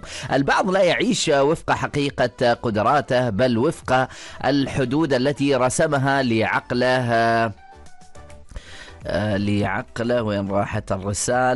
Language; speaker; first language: Arabic; native; Arabic